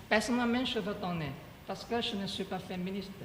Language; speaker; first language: French; non-native, learner; Chinese